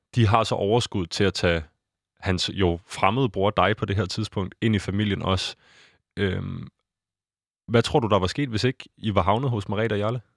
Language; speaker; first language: Danish; native; Danish